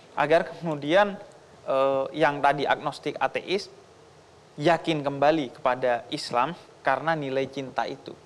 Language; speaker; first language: Indonesian; native; Indonesian